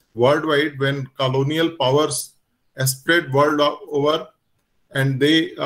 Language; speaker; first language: English; non-native, local second language; Hindi